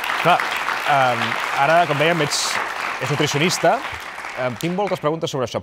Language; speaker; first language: Catalan; native; Catalan